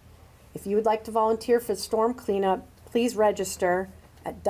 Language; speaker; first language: English; native; English